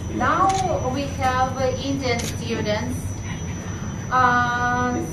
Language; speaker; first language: English; non-native, fluent; Russian